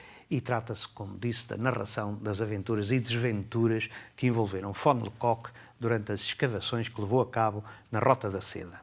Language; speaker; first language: Portuguese; native; Portuguese